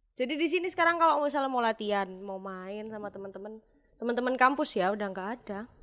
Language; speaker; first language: Indonesian; non-native, local second language; Javanese